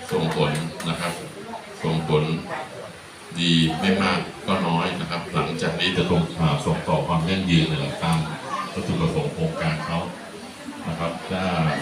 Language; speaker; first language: Thai; native; Thai